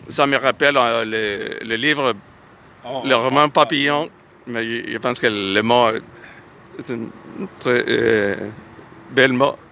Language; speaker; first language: French; non-native, learner; Spanish